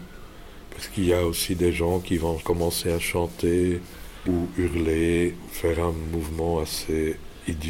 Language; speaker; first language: French; non-native, local second language; Dutch